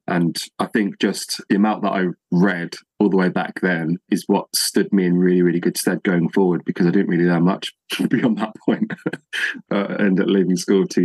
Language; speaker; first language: English; native; English